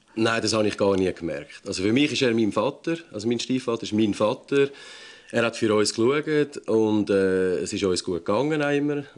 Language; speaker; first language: German; native; German